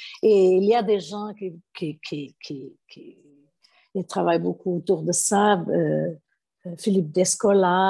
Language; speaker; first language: French; non-native, fluent; Portuguese